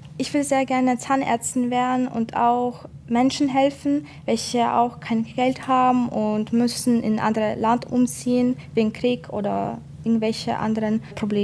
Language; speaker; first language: German; non-native, fluent; Ukrainian